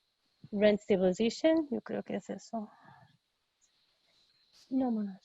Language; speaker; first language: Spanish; early bilingual, heritage; Spanish